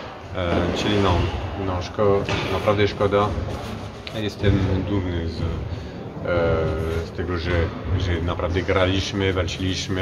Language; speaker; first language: Polish; non-native, fluent; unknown